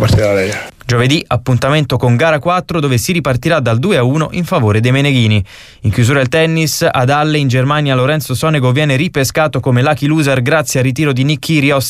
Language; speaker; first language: Italian; native; Italian